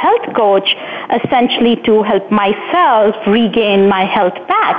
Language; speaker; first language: English; non-native, local second language; Hindi